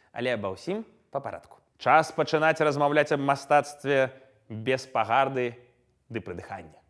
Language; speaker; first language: Belarusian; non-native, local second language; Russian